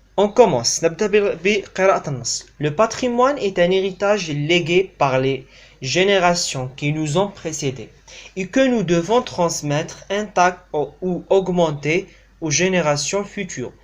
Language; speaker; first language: French; non-native, local second language; Arabic